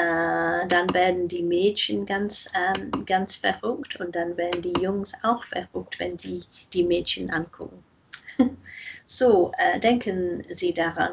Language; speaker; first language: German; non-native, fluent; English